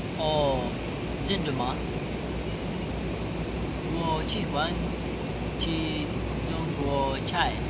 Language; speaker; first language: Chinese; non-native, learner; Malay